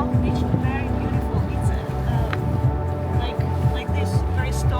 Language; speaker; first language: English; non-native, learner; Turkish